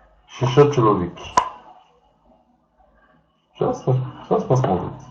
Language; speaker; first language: Russian; non-native, learner; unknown